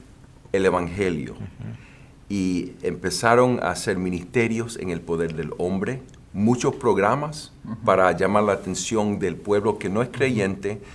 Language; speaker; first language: Spanish; early bilingual, heritage; Spanish